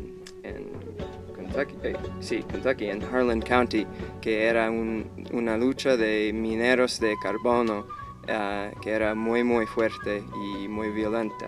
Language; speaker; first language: Spanish; non-native, fluent; English